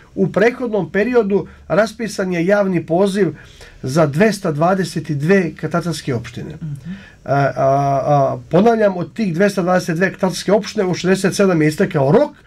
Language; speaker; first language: Serbian; native; Serbian